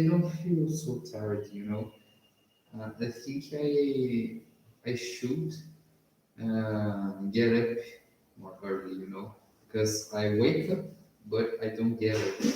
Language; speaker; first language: English; non-native, learner; Portuguese